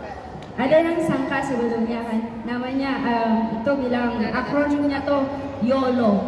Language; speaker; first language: Indonesian; non-native, learner; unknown